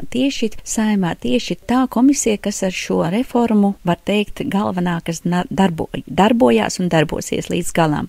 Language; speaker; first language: Latvian; native; Latvian